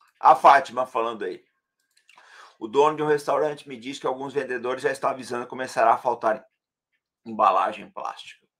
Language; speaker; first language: Portuguese; native; Portuguese